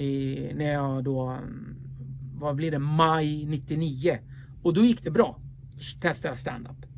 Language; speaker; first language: Swedish; early bilingual, other home language; Kurdish